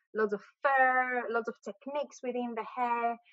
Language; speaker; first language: English; non-native, fluent; Greek